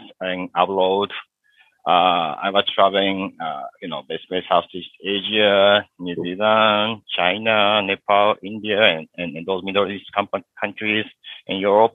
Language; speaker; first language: English; non-native, fluent; Japanese